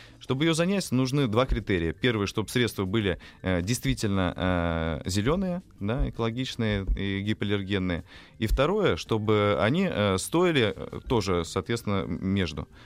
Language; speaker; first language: Russian; native; Russian